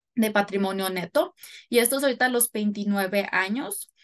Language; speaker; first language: Spanish; early bilingual, heritage; Spanish